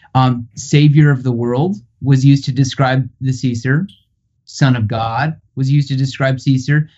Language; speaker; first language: English; native; English